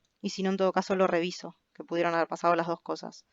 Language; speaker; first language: Spanish; native; Spanish